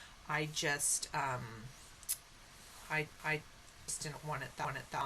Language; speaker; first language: English; native; English